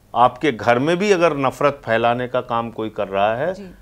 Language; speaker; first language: Hindi; native; Hindi